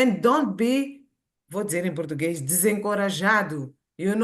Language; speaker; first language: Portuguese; non-native, local second language; Tsonga